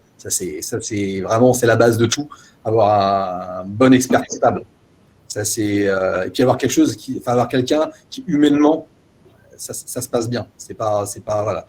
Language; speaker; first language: French; native; French